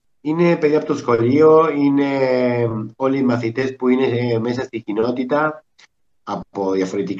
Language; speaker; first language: Greek; early bilingual, heritage; Spanish